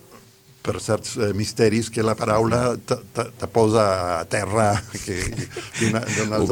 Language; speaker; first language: Catalan; non-native, fluent; Spanish